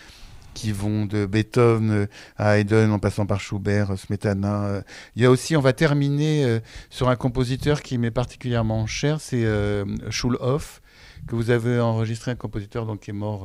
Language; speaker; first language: French; native; French